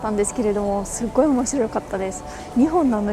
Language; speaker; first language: Japanese; non-native, fluent; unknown